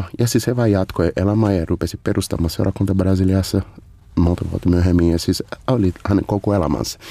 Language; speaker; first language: Finnish; non-native, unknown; Portuguese